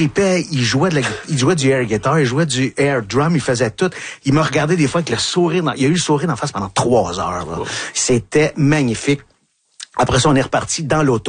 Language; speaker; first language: French; native; French